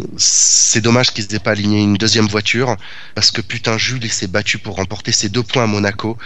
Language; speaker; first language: French; native; French